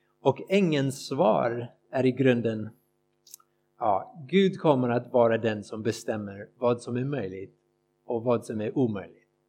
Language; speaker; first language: Swedish; non-native, fluent; English